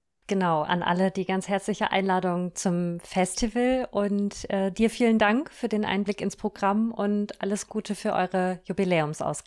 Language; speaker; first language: German; native; German